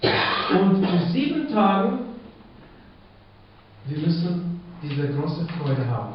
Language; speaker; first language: German; non-native, fluent; Russian